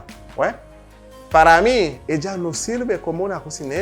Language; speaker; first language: Spanish; non-native, fluent; Haitian Creole